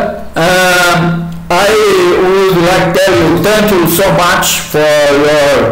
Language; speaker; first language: English; non-native, learner; Portuguese